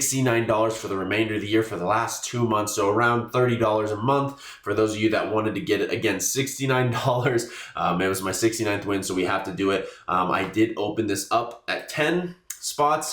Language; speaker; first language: English; native; English